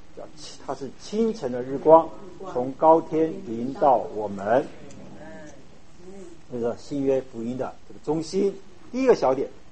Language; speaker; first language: Chinese; native; Chinese